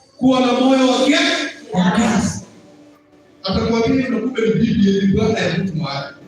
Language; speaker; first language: Swahili; non-native, local second language; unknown